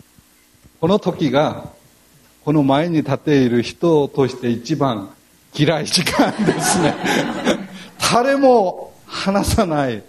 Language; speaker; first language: Japanese; non-native, fluent; Korean